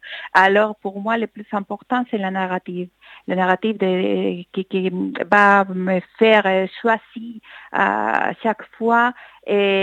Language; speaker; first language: French; non-native, fluent; Spanish